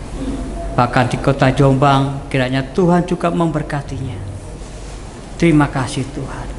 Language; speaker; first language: Indonesian; native; Indonesian